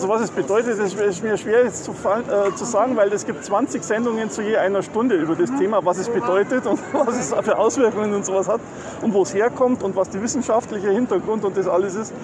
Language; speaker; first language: German; native; German